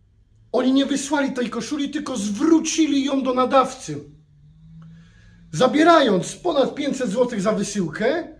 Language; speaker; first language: Polish; native; Polish